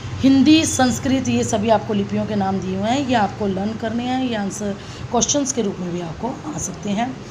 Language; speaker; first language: Hindi; native; Hindi